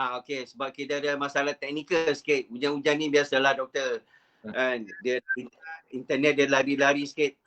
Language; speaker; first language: Malay; non-native, local second language; Chinese